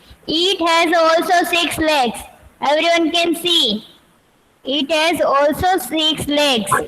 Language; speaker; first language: English; non-native, local second language; Hindi